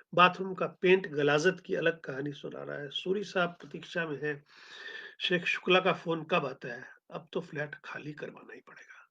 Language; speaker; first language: Hindi; native; Hindi